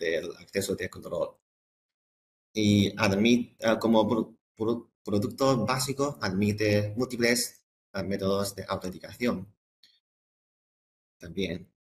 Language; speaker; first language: Spanish; non-native, fluent; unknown